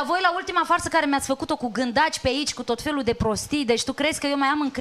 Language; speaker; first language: Romanian; native; Romanian